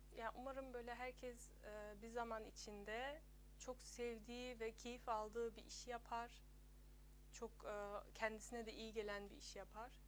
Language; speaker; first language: Turkish; early bilingual, heritage; Turkish